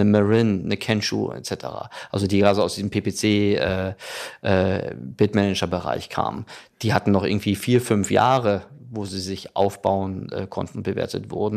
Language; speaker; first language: German; native; German